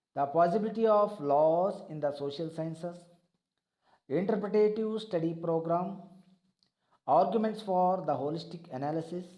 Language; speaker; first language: English; non-native, local second language; Kannada